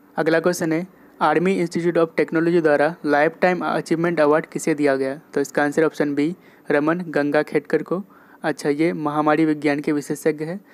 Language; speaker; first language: Hindi; native; Hindi